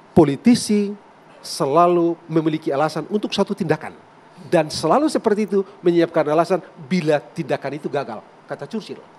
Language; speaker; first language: Indonesian; native; Indonesian